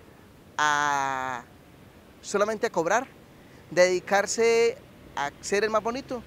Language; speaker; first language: Spanish; native; Spanish